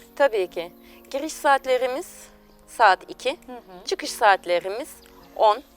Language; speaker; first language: Turkish; native; Turkish